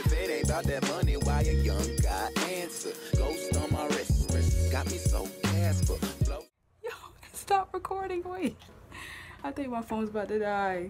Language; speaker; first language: English; native; English